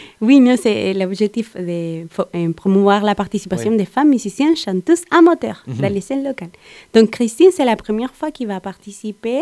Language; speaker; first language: French; non-native, learner; Spanish